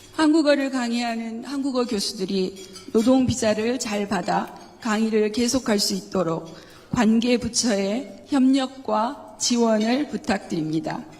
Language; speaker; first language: Korean; native; Korean